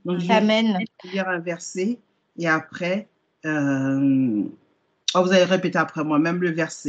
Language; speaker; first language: French; native; French